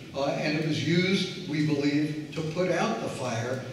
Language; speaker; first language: English; native; English